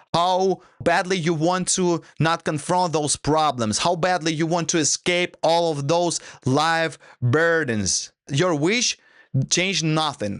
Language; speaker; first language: English; non-native, fluent; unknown